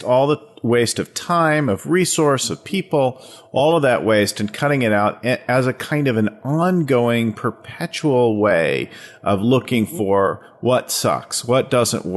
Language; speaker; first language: English; native; English